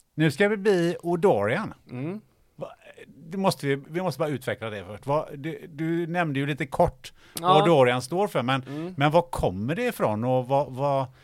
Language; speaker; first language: Swedish; native; Swedish